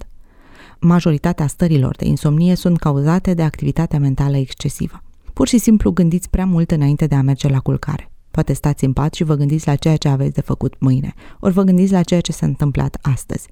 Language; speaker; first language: Romanian; native; Romanian